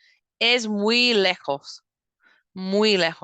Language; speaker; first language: Spanish; non-native, fluent; English